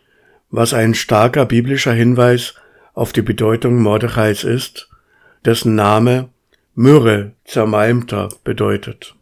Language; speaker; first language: German; native; German